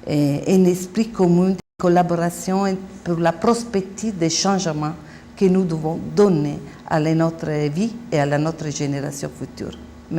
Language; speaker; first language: French; non-native, learner; Italian